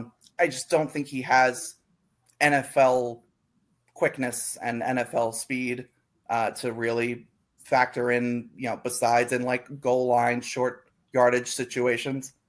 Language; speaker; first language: English; native; English